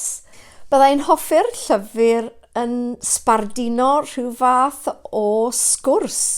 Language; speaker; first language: Welsh; non-native, local second language; English